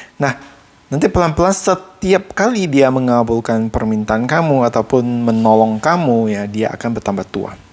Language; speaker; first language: Indonesian; native; Indonesian